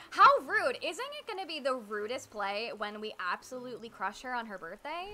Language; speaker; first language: English; native; English